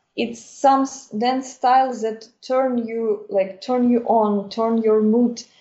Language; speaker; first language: English; non-native, fluent; Ukrainian